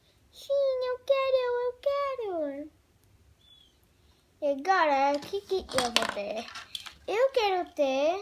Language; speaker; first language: Portuguese; early bilingual, heritage; Portuguese